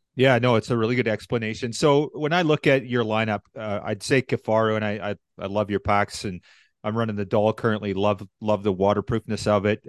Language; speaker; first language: English; native; English